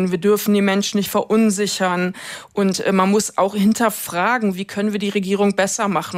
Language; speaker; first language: German; native; German